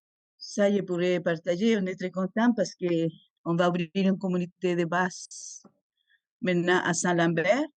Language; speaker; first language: French; non-native, fluent; Spanish